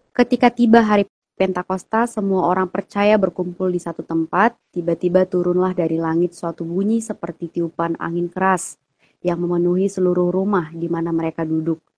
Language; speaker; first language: Indonesian; native; Indonesian